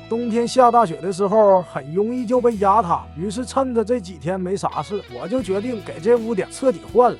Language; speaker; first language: Chinese; native; Chinese